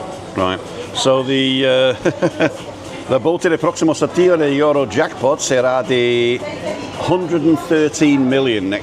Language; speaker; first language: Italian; non-native, learner; English